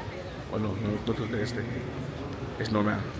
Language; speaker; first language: Spanish; non-native, learner; English